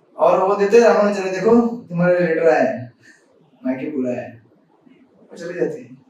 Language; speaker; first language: Hindi; native; Hindi